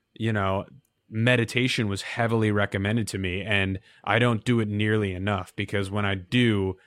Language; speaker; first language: English; native; English